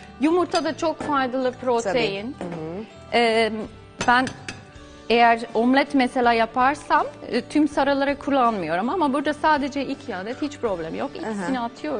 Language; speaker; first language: Turkish; non-native, fluent; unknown